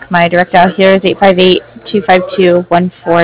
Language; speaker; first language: English; native; English